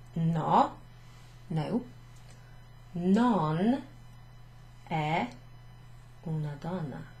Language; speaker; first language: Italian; non-native, fluent; English